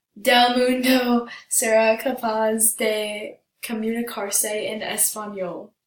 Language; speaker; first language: Spanish; non-native, learner; English